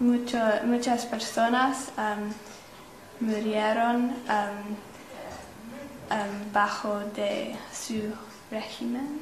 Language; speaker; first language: Spanish; non-native, learner; English